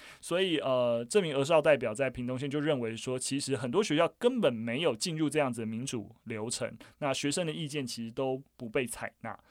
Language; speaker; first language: Chinese; native; Chinese